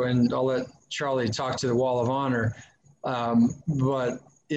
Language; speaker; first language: English; native; English